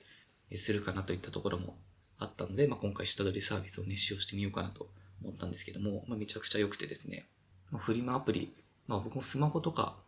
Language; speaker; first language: Japanese; native; Japanese